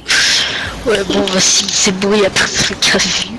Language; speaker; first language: French; native; French